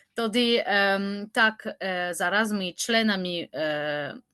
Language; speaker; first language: Ukrainian; non-native, learner; French